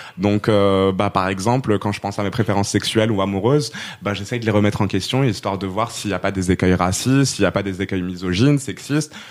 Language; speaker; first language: French; non-native, local second language; Arabic